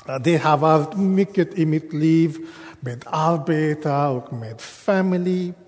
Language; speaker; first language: Swedish; non-native, fluent; English